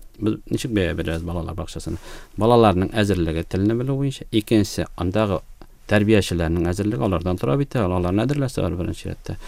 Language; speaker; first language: Tatar; native; Tatar